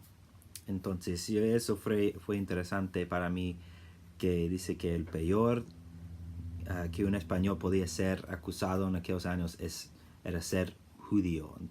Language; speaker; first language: Spanish; non-native, fluent; English